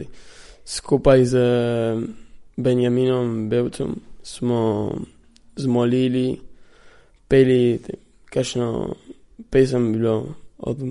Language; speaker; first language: Slovenian; early bilingual, heritage; Slovenian